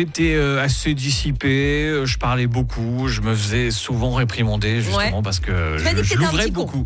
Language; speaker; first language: French; native; French